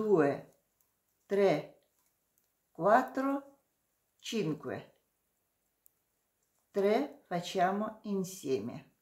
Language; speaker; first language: Italian; non-native, learner; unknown